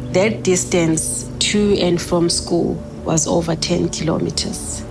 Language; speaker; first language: English; non-native, local second language; Zulu